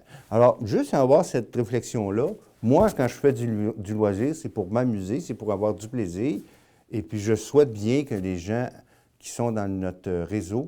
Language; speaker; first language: French; native; French